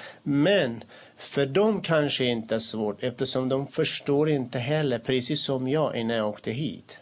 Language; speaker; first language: Swedish; non-native, fluent; Kurdish